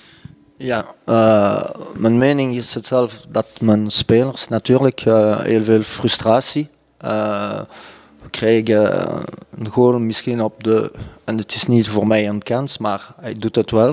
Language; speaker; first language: Dutch; non-native, local second language; French